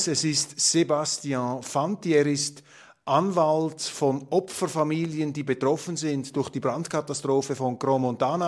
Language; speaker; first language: German; native; German